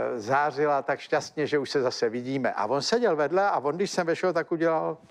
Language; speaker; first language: Czech; native; Czech